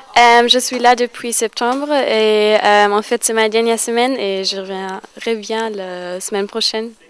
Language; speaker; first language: French; non-native, learner; German